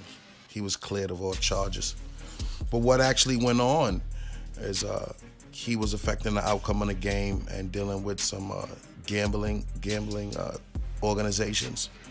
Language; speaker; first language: English; native; English